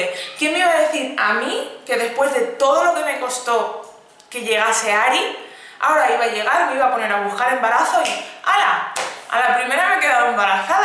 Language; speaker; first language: Spanish; native; Spanish